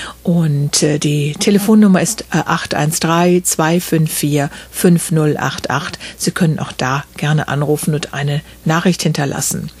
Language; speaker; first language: German; native; German